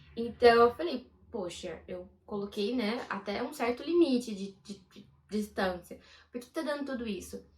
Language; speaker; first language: Portuguese; native; Portuguese